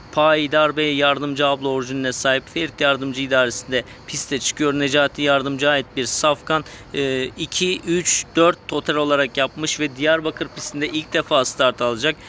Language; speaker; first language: Turkish; native; Turkish